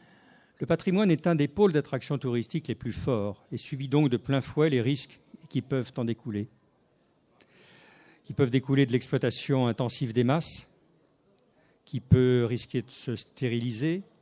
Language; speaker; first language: French; native; French